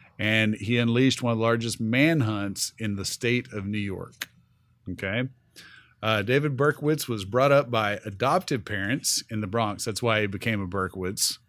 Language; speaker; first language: English; native; English